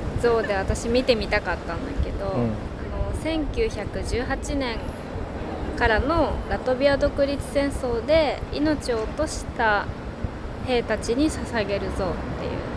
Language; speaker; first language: Japanese; native; Japanese